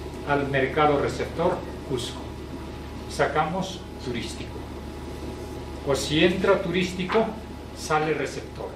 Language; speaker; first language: Spanish; native; Spanish